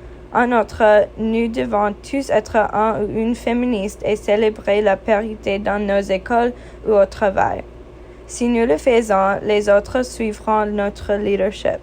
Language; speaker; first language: French; non-native, fluent; English